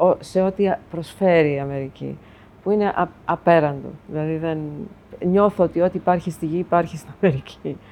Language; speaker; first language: Greek; early bilingual, heritage; Greek